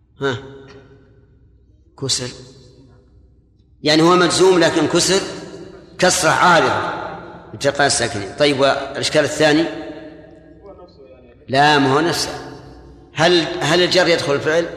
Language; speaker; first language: Arabic; native; Arabic